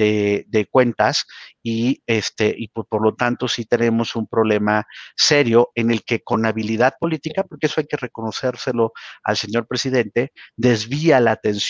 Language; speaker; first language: Spanish; native; Spanish